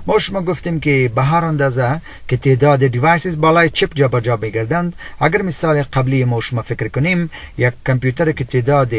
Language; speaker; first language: Persian; native; Persian